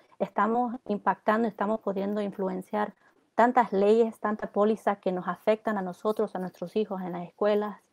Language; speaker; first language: Spanish; early bilingual, heritage; Spanish